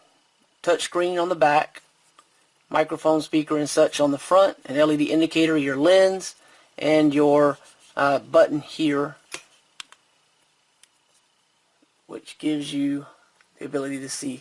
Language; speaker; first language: English; native; English